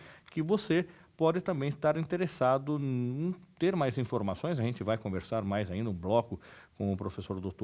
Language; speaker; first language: Portuguese; native; Portuguese